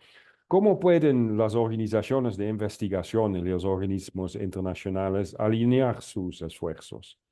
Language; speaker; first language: Spanish; non-native, fluent; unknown